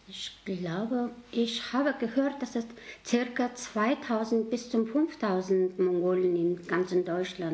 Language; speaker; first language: German; non-native, learner; Mongolian